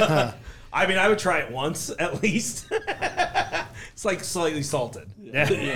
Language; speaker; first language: English; native; English